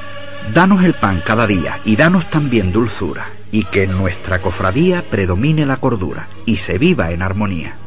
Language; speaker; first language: Spanish; native; Spanish